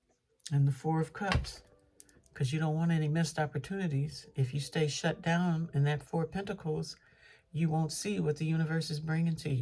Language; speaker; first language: English; native; English